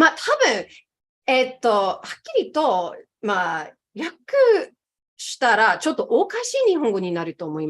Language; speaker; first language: Japanese; non-native, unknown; English